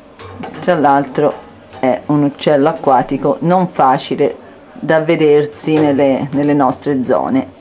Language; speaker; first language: Italian; native; Italian